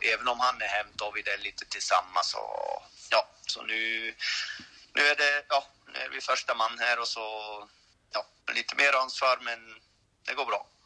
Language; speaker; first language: Swedish; non-native, learner; French